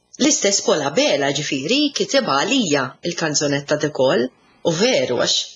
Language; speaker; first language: Maltese; early bilingual, other home language; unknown